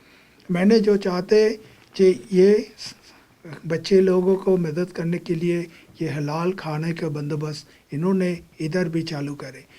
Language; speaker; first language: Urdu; non-native, fluent; Bangla